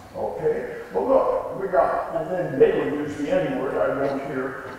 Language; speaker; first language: English; native; English